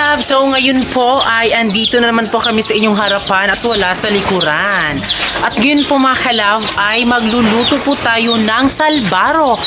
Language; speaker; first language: Filipino; non-native, local second language; Cebuano